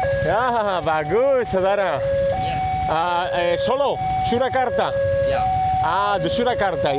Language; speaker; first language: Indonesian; non-native, learner; Spanish